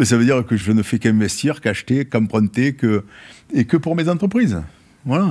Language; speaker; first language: French; native; French